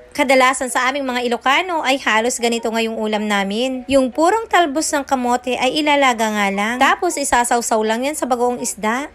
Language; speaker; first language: Filipino; non-native, local second language; Iloko